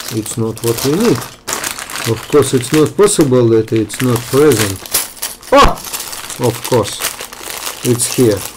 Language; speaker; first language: English; non-native, fluent; Russian